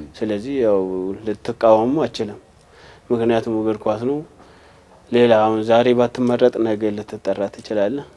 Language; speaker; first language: Amharic; non-native, local second language; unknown